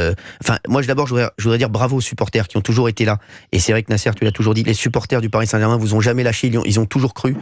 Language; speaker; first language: French; native; French